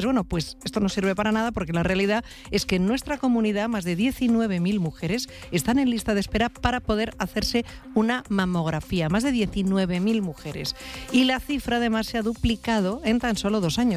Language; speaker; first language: Spanish; native; Spanish